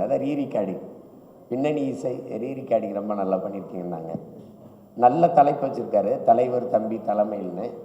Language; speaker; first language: Tamil; native; Tamil